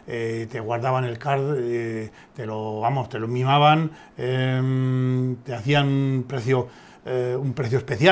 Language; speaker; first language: Spanish; native; Spanish